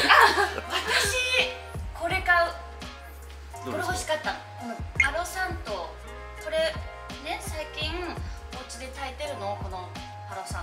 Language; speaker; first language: Japanese; native; Japanese